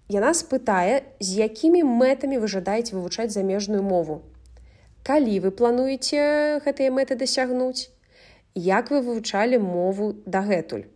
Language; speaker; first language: Belarusian; native; Belarusian